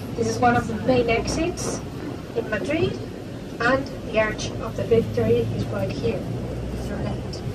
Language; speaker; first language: English; non-native, fluent; Spanish